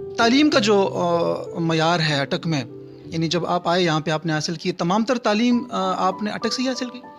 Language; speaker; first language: Urdu; non-native, local second language; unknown